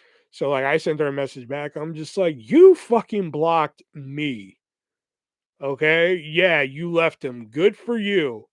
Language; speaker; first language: English; native; English